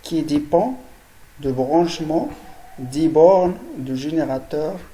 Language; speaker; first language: French; non-native, local second language; Arabic